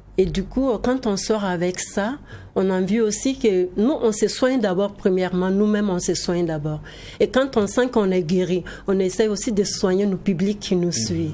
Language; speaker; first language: French; non-native, local second language; Dyula